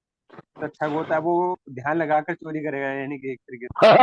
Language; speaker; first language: Hindi; native; Hindi